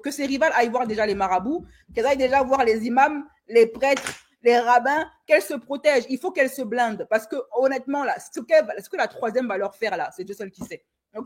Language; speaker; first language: French; native; French